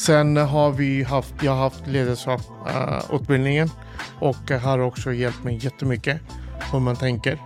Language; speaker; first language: Swedish; non-native, fluent; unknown